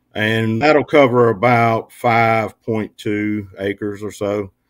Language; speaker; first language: English; native; English